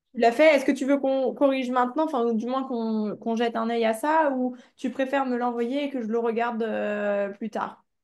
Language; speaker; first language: French; native; French